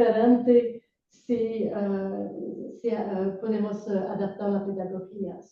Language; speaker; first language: Spanish; non-native, learner; French